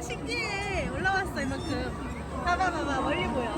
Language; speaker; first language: Korean; early bilingual, other home language; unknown